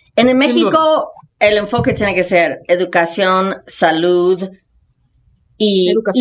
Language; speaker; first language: Spanish; non-native, fluent; English